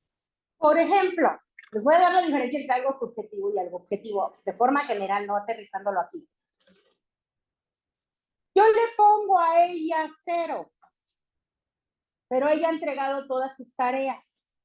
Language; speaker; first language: Spanish; native; Spanish